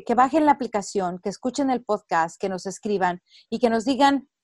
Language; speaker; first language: Spanish; native; Spanish